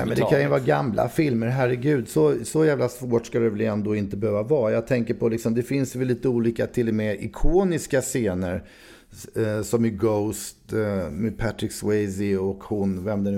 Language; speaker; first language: Swedish; native; Swedish